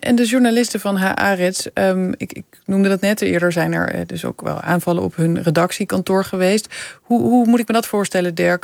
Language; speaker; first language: Dutch; native; Dutch